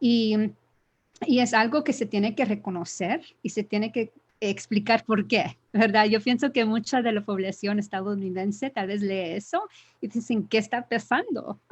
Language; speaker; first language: Spanish; early bilingual, other home language; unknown